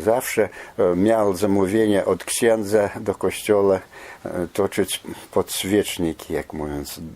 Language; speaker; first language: Polish; non-native, fluent; Belarusian